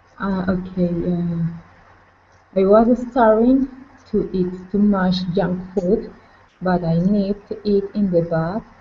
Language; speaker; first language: English; non-native, learner; Spanish